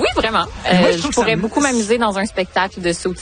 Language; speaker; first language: French; native; French